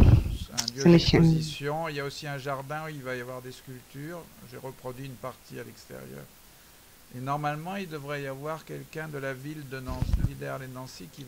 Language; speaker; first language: French; native; French